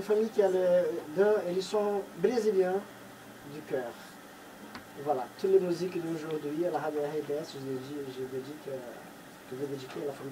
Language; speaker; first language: French; non-native, fluent; Portuguese